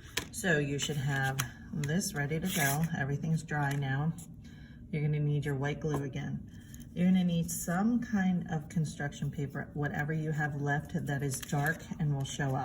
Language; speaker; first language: English; native; English